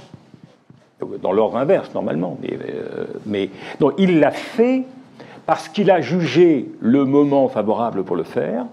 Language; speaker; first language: French; native; French